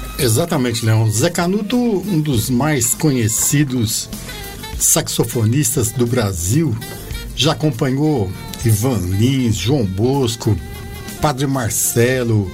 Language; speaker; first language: Portuguese; native; Portuguese